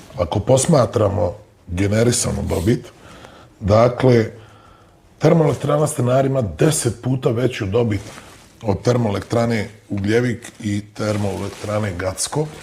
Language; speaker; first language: Bosnian; native; Bosnian